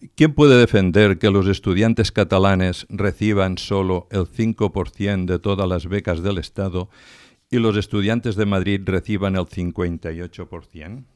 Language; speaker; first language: Spanish; non-native, local second language; Catalan